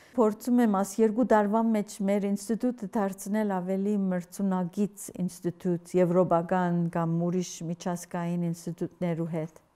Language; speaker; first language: Armenian; early bilingual, heritage; Armenian